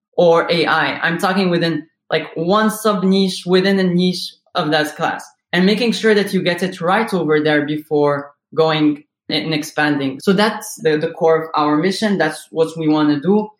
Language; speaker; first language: English; non-native, fluent; Arabic